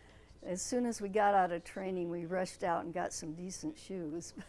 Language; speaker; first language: English; native; English